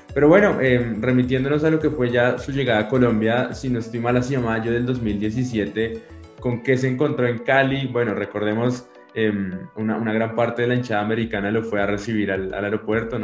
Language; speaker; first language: Spanish; native; Spanish